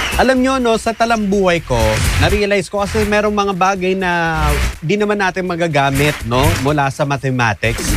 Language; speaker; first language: Filipino; native; Filipino